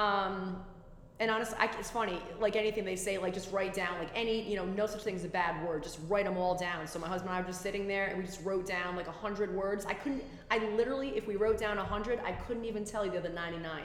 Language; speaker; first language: English; native; English